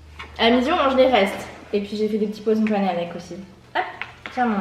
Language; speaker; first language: French; native; French